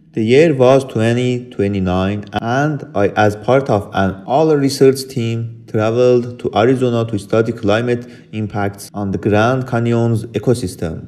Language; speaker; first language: English; non-native, fluent; Persian